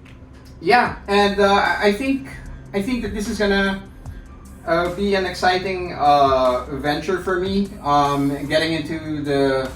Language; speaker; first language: English; non-native, local second language; Filipino